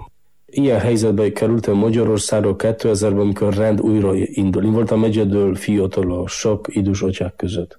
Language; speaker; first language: Hungarian; non-native, fluent; Polish